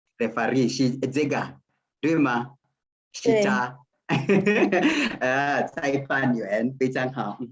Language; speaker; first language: Chinese; non-native, fluent; Swahili